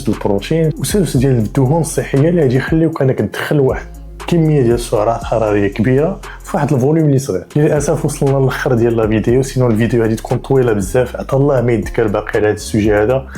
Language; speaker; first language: Arabic; native; Arabic